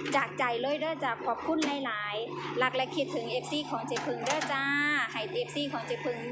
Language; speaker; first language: Thai; native; Thai